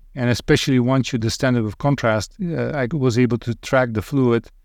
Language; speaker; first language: English; non-native, fluent; Dutch